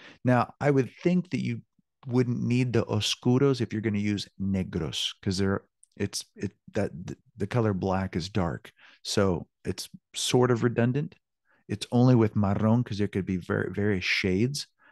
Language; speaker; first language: English; native; English